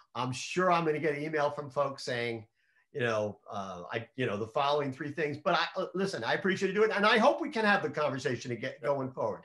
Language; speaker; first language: English; native; English